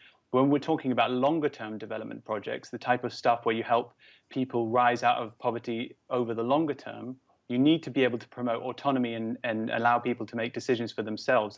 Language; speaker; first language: English; native; English